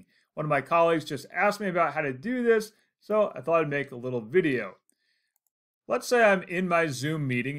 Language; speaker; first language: English; native; English